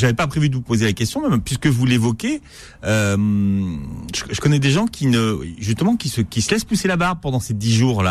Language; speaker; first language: French; native; French